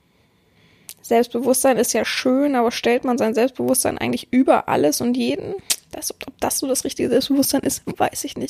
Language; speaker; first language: German; native; German